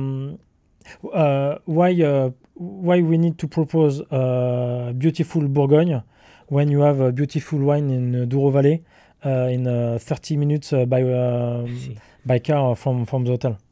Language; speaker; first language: English; non-native, learner; French